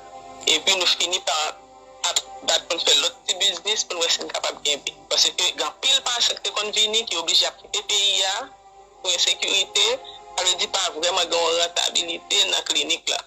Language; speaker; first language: Haitian Creole; native; Haitian Creole